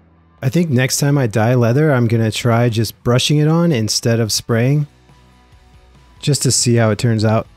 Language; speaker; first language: English; native; English